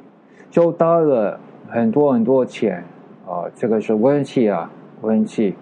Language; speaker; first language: Chinese; non-native, learner; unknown